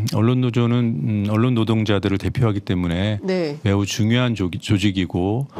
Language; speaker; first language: Korean; native; Korean